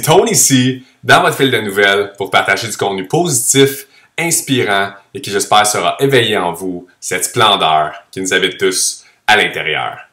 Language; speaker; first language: French; native; French